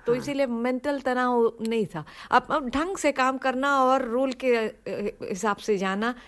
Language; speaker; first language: Hindi; non-native, local second language; Tamil